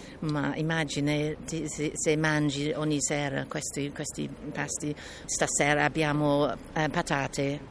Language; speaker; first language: Italian; non-native, learner; English